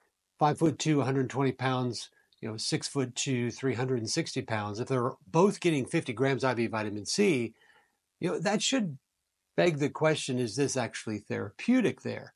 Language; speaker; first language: English; native; English